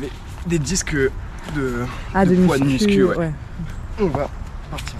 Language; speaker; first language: French; native; French